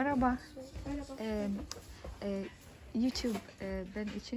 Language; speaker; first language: Turkish; non-native, learner; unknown